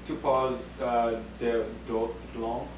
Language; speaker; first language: French; non-native, learner; English